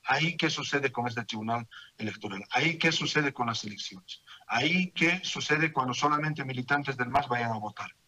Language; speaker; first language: Spanish; native; Spanish